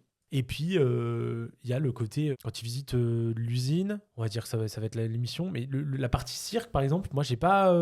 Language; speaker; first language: French; native; French